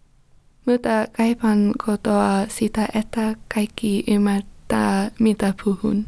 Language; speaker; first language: Finnish; non-native, learner; English